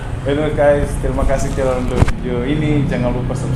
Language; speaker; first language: Indonesian; non-native, fluent; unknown